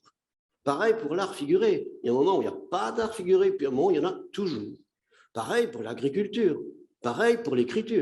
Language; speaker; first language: French; native; French